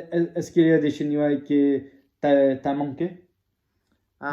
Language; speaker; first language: French; non-native, learner; English